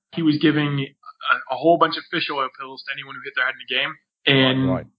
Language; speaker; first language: English; native; English